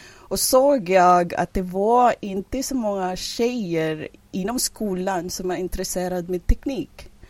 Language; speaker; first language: Swedish; non-native, fluent; Filipino